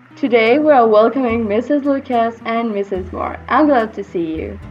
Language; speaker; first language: English; non-native, fluent; French